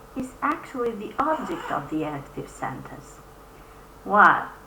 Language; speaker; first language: English; non-native, fluent; Albanian